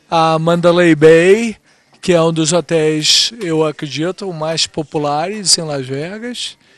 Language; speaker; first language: Portuguese; native; Portuguese